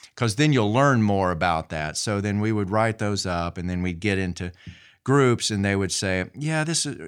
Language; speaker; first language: English; native; English